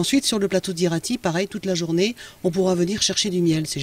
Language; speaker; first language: French; native; French